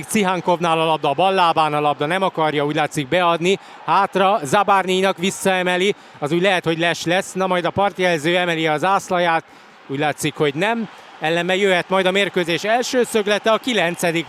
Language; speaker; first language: Hungarian; native; Hungarian